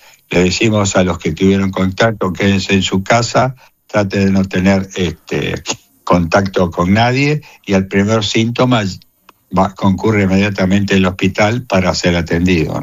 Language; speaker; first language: Spanish; native; Spanish